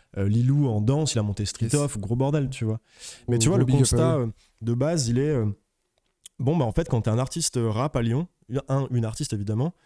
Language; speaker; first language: French; native; French